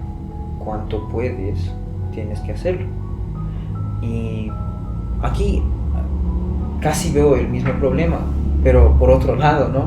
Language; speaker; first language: Spanish; non-native, fluent; Persian